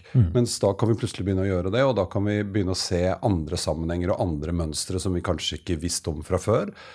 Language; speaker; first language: Norwegian; native; Norwegian